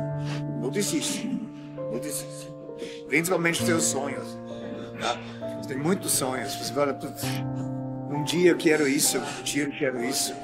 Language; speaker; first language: Portuguese; non-native, fluent; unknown